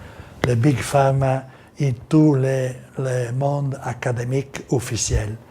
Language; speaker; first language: French; non-native, learner; Italian